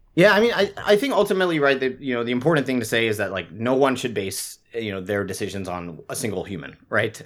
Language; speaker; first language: English; native; English